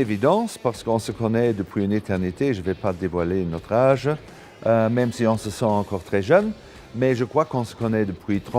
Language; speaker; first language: French; non-native, local second language; Luxembourgish